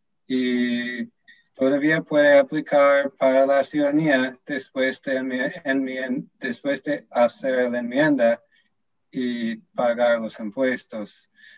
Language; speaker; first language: Spanish; non-native, fluent; English